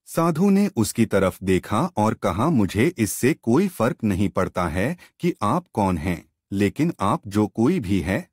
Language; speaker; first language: Hindi; non-native, local second language; Gujarati